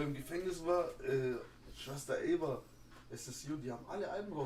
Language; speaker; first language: German; native; German